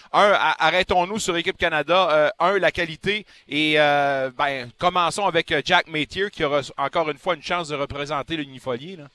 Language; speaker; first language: French; native; French